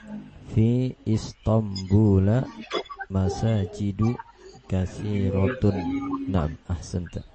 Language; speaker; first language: Arabic; non-native, fluent; Indonesian